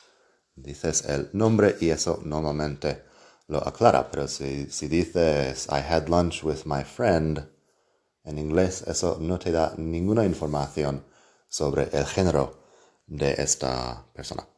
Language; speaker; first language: Spanish; non-native, fluent; English